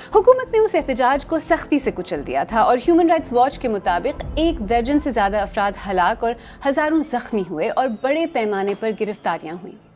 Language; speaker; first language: Urdu; native; Urdu